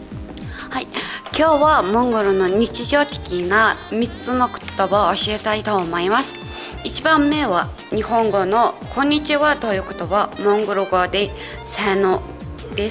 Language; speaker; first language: Japanese; non-native, fluent; Mongolian